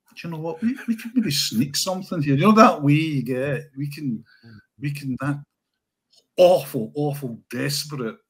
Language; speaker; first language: English; native; English